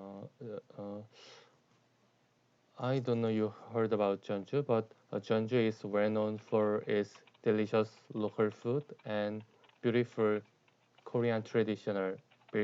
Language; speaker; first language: English; non-native, learner; Korean